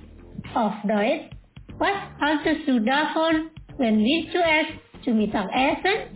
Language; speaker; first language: German; non-native, fluent; Indonesian